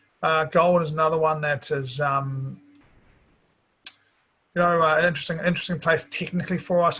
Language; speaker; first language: English; native; English